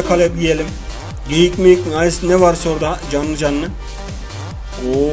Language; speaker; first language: Turkish; native; Turkish